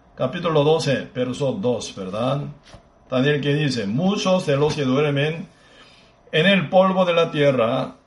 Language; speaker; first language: Spanish; non-native, fluent; Korean